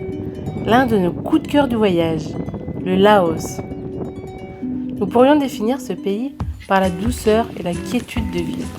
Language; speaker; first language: French; native; French